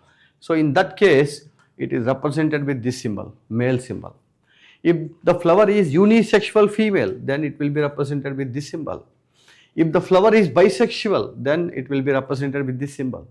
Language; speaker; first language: English; non-native, local second language; Telugu